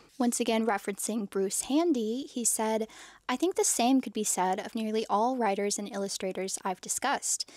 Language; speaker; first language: English; native; English